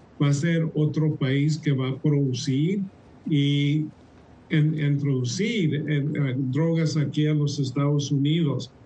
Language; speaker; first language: Spanish; early bilingual, heritage; Spanish